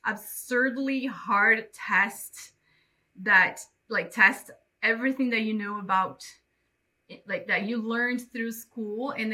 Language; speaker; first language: English; non-native, fluent; Portuguese